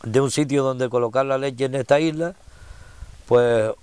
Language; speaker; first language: Spanish; native; Spanish